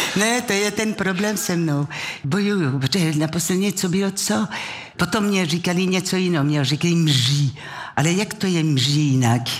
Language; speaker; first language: Czech; non-native, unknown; French